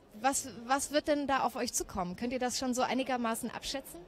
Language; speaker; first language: German; native; German